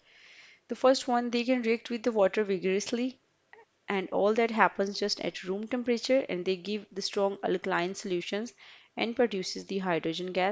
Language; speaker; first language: English; non-native, local second language; Urdu